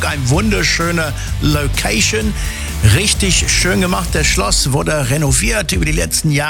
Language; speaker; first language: German; native; German